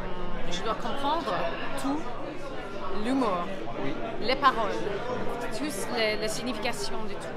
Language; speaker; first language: French; non-native, fluent; English